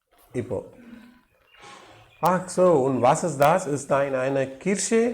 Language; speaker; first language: German; non-native, learner; Tamil